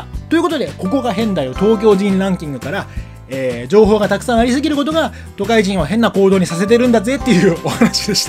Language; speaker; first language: Japanese; native; Japanese